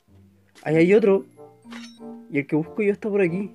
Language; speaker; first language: Spanish; native; Spanish